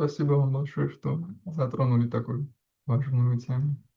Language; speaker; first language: Russian; non-native, fluent; Georgian